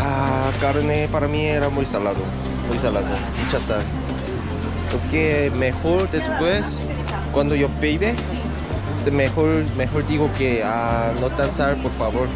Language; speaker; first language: Spanish; non-native, learner; Korean